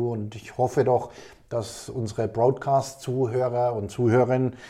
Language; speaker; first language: German; native; German